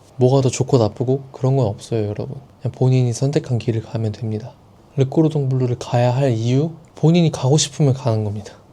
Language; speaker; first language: Korean; native; Korean